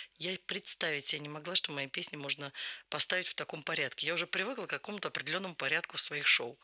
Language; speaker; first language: Russian; native; Russian